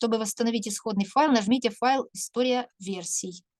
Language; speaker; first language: Russian; non-native, local second language; Ukrainian